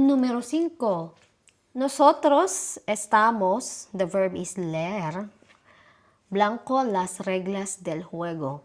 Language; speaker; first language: Spanish; non-native, learner; Filipino